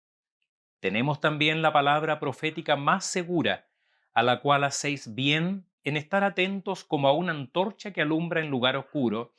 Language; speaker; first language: Spanish; native; Spanish